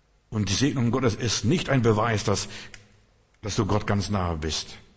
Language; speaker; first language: German; non-native, fluent; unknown